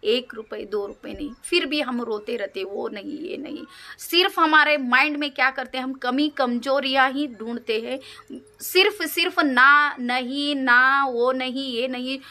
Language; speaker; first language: Hindi; non-native, local second language; Kannada